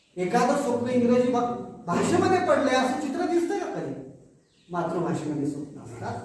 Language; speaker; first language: Marathi; native; Marathi